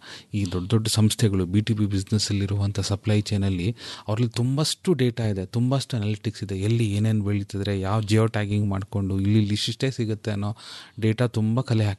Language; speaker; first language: Kannada; native; Kannada